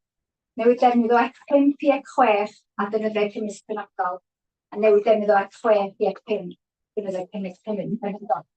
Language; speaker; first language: Welsh; native; Welsh